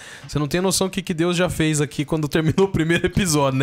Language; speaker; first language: Portuguese; native; Portuguese